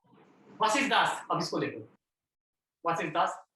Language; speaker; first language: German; non-native, learner; Hindi